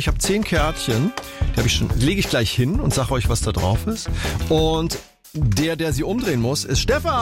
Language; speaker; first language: German; native; German